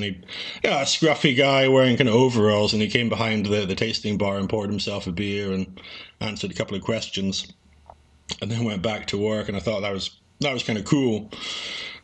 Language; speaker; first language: English; native; English